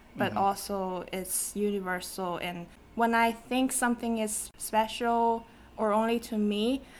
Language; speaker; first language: English; non-native, fluent; Chinese